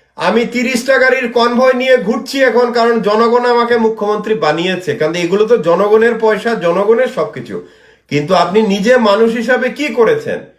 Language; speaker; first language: Bangla; native; Bangla